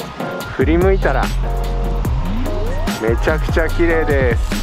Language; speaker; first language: Japanese; native; Japanese